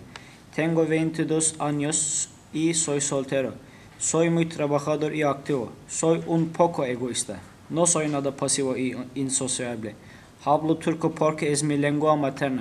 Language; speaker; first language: Spanish; non-native, learner; Turkish